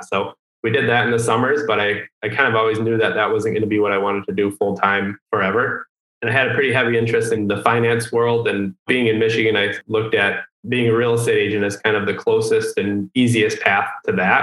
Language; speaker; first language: English; native; English